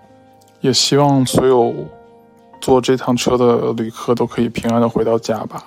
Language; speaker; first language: Chinese; native; Chinese